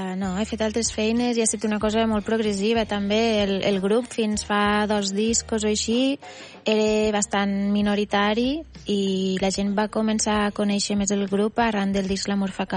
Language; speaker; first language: Catalan; native; Catalan